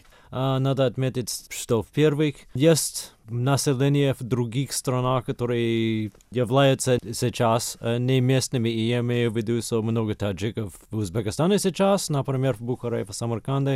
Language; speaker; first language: Russian; non-native, fluent; English